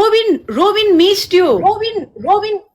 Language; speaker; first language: English; non-native, learner; Nepali